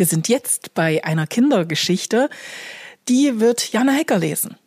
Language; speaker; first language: German; native; German